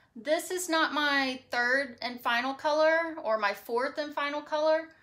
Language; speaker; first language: English; native; English